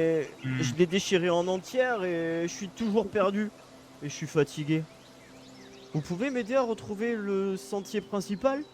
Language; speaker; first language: French; native; French